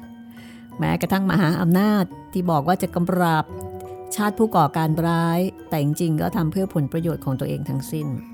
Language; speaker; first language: Thai; native; Thai